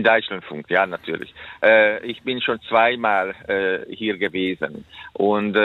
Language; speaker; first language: German; non-native, fluent; Hungarian